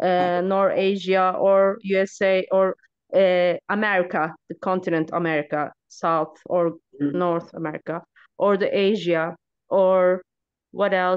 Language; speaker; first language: English; non-native, learner; Turkish